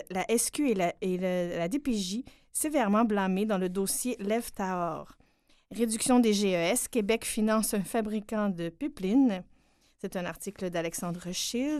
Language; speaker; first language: French; native; French